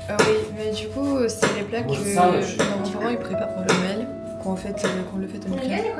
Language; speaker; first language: French; non-native, fluent; Ukrainian